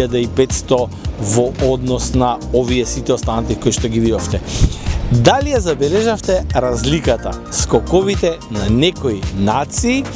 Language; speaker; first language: Macedonian; native; Macedonian